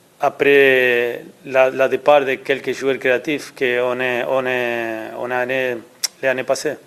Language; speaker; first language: French; non-native, learner; Spanish